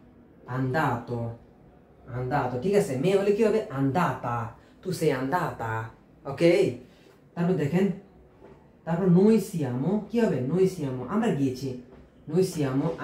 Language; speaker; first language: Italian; non-native, fluent; Bangla